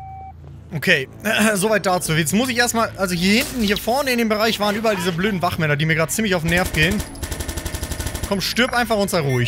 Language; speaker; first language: German; native; German